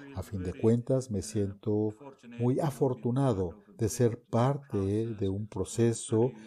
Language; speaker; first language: Spanish; non-native, fluent; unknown